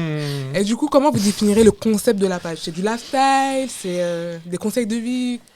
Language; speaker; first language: French; native; French